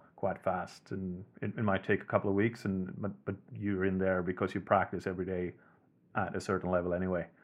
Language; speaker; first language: English; non-native, fluent; Swedish